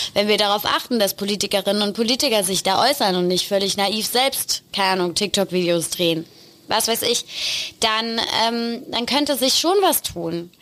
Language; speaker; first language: German; native; German